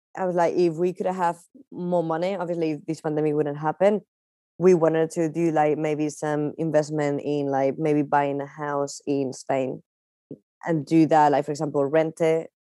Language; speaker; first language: English; non-native, fluent; Spanish